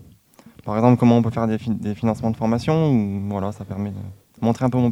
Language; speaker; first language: French; native; French